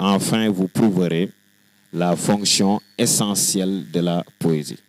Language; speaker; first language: French; non-native, local second language; Wolof